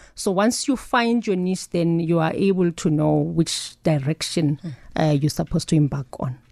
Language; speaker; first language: English; non-native, local second language; Northern Sotho